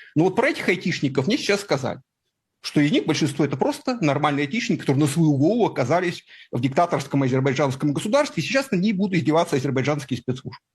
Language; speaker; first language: Russian; native; Russian